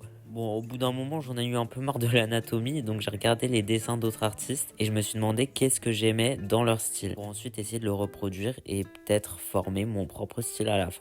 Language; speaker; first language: French; native; French